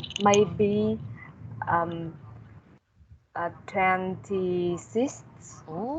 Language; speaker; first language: English; non-native, learner; Vietnamese